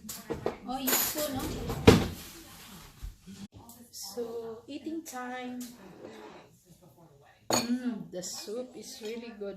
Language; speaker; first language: English; non-native, local second language; Filipino